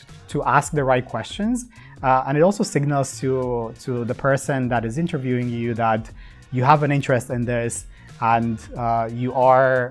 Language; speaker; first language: English; non-native, fluent; Romanian